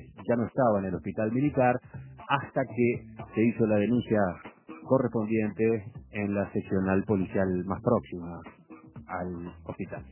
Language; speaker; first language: Spanish; native; Spanish